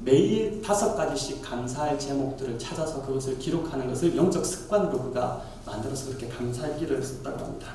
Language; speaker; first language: Korean; native; Korean